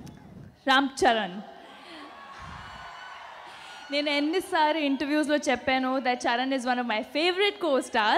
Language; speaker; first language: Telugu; non-native, fluent; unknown